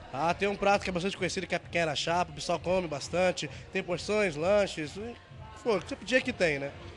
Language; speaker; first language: Portuguese; native; Portuguese